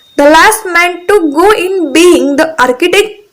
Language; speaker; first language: English; non-native, local second language; Marathi